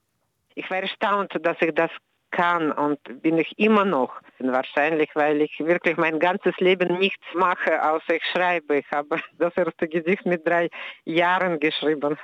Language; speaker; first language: German; non-native, fluent; Russian